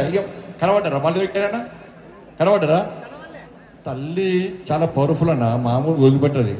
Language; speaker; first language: Telugu; native; Telugu